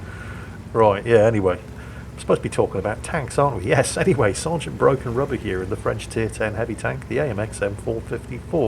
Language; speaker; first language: English; native; English